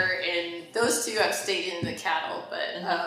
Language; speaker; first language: English; native; English